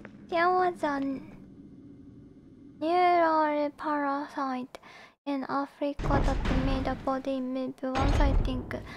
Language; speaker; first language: English; non-native, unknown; Japanese